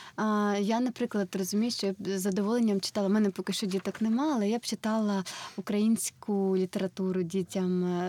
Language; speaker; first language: Ukrainian; non-native, local second language; Russian